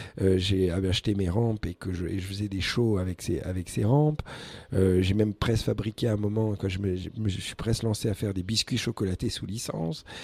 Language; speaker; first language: French; early bilingual, other home language; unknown